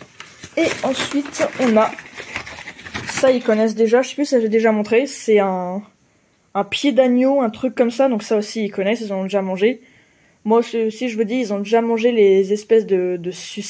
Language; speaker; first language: French; native; French